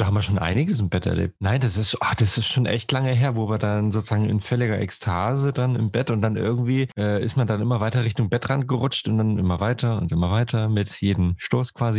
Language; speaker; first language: German; native; German